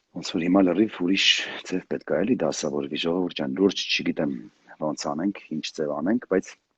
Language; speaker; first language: Armenian; native; Armenian